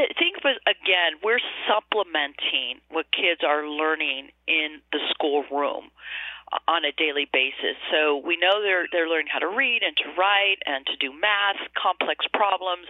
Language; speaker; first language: English; native; English